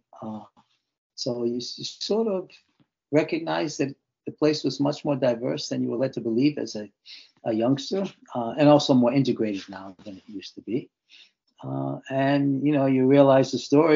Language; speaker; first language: English; native; English